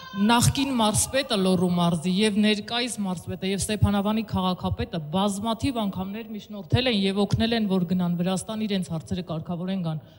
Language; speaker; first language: Armenian; native; Armenian